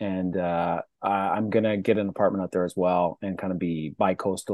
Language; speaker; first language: English; native; English